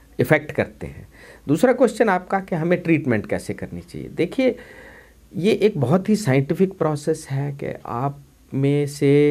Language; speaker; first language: Hindi; non-native, local second language; Punjabi